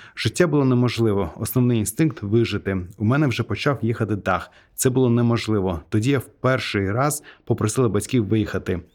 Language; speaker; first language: Ukrainian; non-native, fluent; Azerbaijani